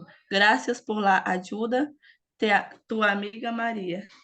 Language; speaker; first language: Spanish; non-native, learner; Portuguese